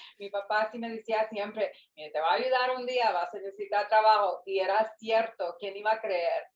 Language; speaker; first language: Spanish; early bilingual, heritage; English